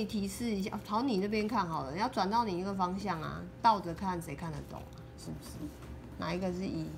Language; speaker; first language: Chinese; native; Chinese